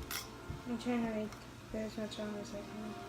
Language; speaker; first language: English; native; English